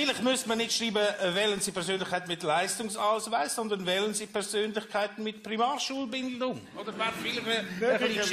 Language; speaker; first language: German; native; German